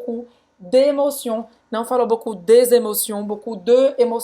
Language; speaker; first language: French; non-native, fluent; Portuguese